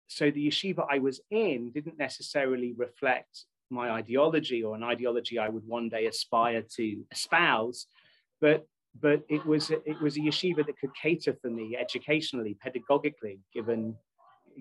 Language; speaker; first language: English; native; English